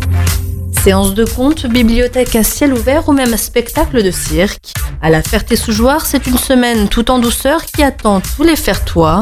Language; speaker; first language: French; native; French